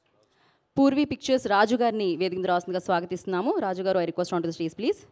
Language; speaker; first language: Telugu; native; Telugu